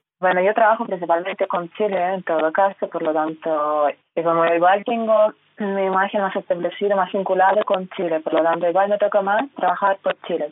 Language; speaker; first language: Spanish; non-native, fluent; Russian